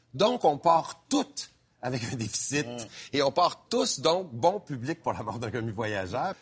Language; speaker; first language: French; native; French